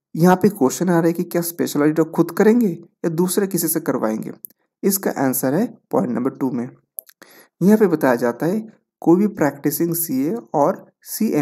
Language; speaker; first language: Hindi; non-native, local second language; Bangla